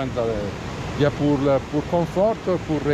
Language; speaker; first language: French; non-native, learner; Italian